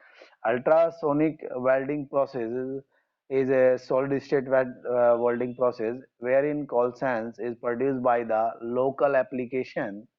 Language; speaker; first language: English; non-native, local second language; Hindi